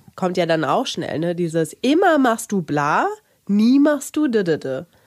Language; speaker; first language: German; native; German